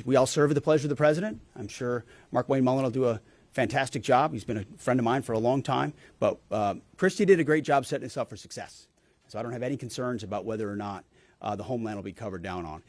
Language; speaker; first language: English; native; English